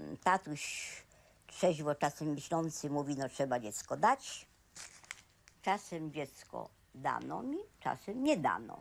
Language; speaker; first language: Polish; native; Polish